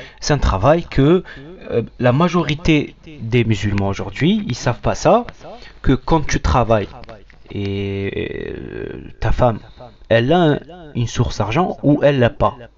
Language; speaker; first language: French; non-native, local second language; Arabic